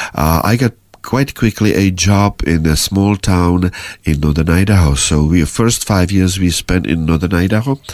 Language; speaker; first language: English; non-native, fluent; Czech